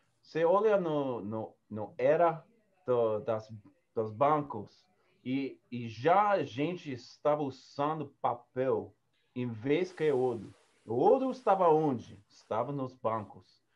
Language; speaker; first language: Portuguese; non-native, learner; English